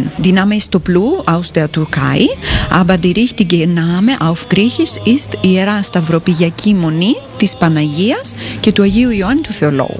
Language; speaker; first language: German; non-native, learner; Greek